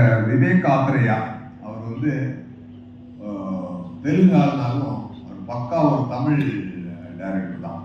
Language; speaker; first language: Tamil; native; Tamil